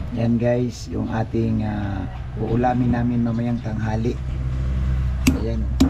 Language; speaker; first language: Filipino; non-native, local second language; Cebuano